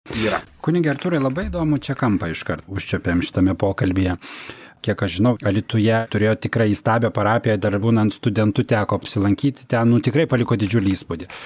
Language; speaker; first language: Lithuanian; native; Lithuanian